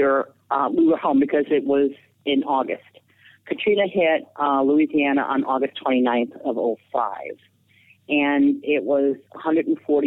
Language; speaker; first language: English; native; English